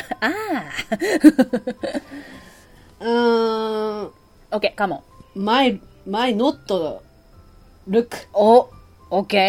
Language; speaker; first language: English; non-native, learner; Japanese